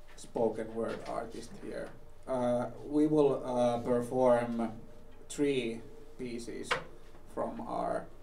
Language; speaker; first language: English; non-native, fluent; Finnish